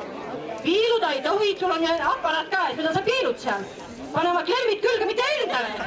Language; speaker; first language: Estonian; native; Estonian